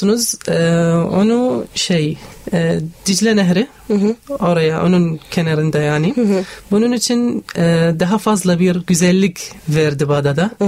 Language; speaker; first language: Turkish; non-native, learner; Arabic